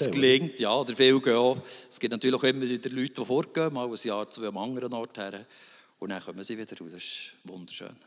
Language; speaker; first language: German; native; German